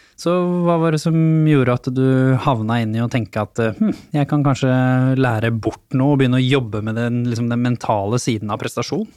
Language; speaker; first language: Norwegian; native; Norwegian